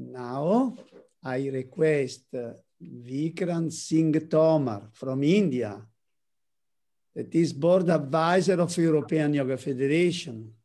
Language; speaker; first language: English; non-native, learner; Italian